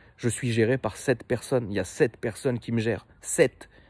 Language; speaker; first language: French; native; French